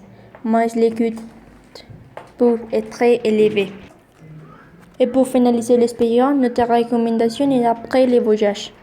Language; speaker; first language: French; non-native, learner; Spanish